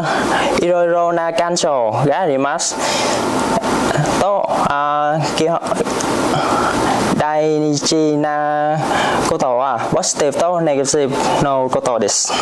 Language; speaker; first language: Japanese; non-native, learner; Vietnamese